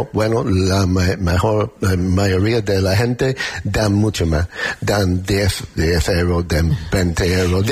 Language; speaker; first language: Spanish; non-native, learner; English